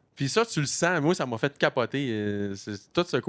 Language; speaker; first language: French; native; French